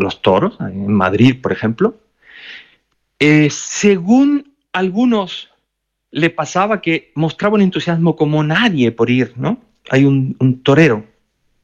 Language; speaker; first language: Spanish; native; Spanish